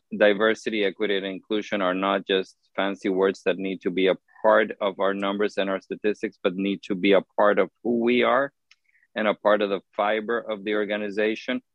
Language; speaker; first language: English; non-native, fluent; Spanish